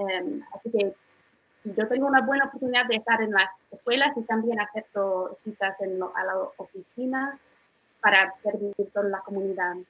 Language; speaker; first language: Spanish; non-native, fluent; English